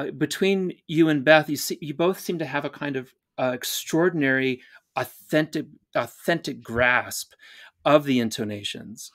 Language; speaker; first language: English; native; English